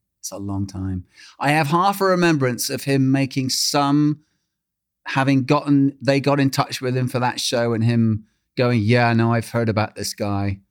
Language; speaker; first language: English; native; English